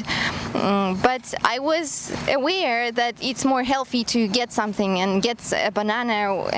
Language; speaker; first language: English; non-native, fluent; Kazakh